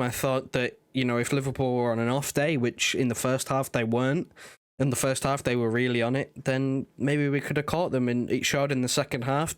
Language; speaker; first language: English; native; English